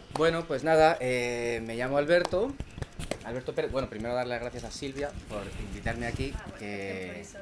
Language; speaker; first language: Spanish; native; Spanish